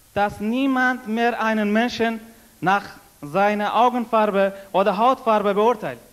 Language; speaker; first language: German; non-native, fluent; Persian